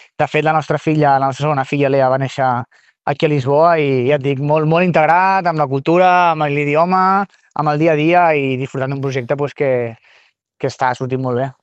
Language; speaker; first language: Catalan; native; Catalan